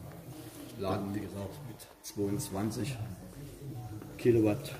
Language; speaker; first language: German; native; German